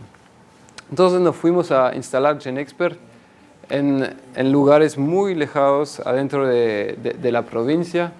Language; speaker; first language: Spanish; non-native, fluent; French